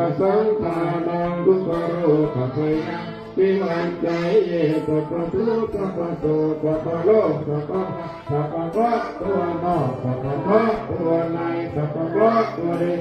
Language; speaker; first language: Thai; native; Thai